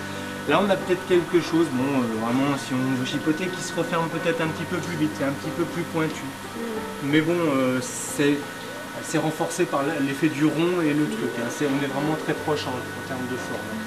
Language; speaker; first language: French; native; French